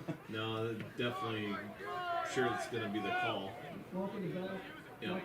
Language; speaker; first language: English; native; English